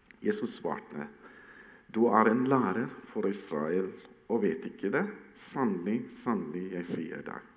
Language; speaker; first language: Norwegian; non-native, fluent; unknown